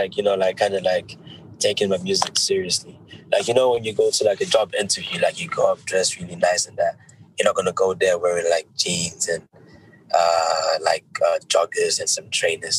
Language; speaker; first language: English; non-native, local second language; Shona